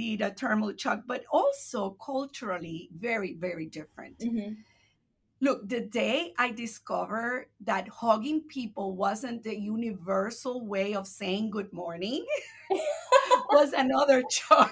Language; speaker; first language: English; non-native, fluent; Spanish